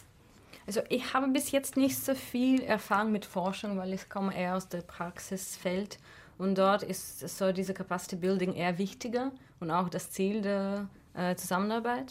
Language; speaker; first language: German; non-native, fluent; Russian